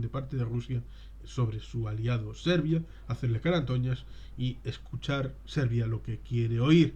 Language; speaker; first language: Spanish; native; Spanish